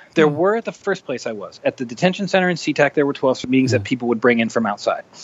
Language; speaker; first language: English; native; English